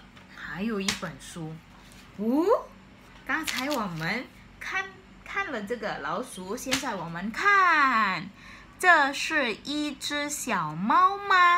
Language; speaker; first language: Chinese; non-native, fluent; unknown